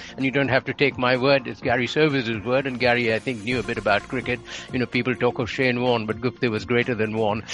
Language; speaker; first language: English; non-native, local second language; Bangla